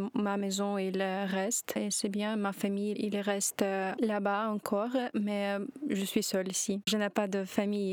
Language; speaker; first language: French; non-native, learner; Ukrainian